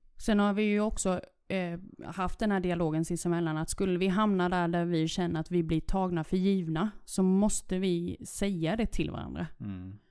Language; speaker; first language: Swedish; early bilingual, other home language; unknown